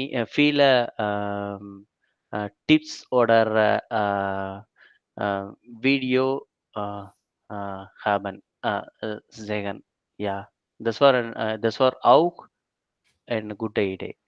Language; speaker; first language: German; non-native, learner; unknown